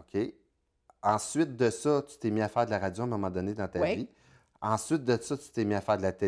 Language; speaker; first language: French; native; French